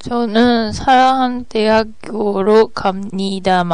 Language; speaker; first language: Korean; non-native, learner; Japanese